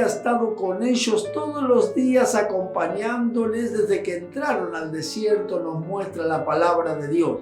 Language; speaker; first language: Spanish; native; Spanish